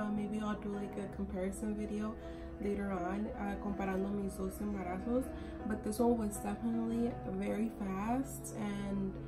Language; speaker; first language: English; early bilingual, other home language; Spanish